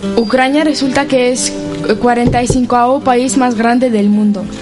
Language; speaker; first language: Spanish; non-native, learner; Ukrainian